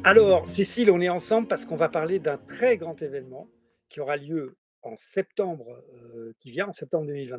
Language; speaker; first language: French; native; French